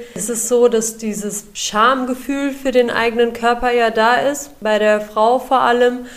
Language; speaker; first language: German; early bilingual, other home language; Urdu